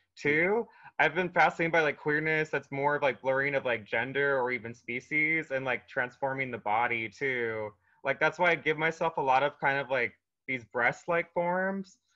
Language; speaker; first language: English; native; English